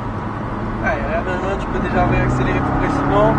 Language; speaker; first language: French; native; French